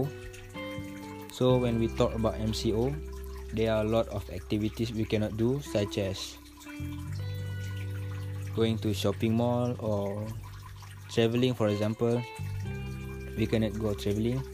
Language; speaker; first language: English; non-native, local second language; Malay